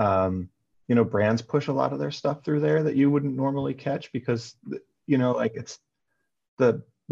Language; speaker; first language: English; native; English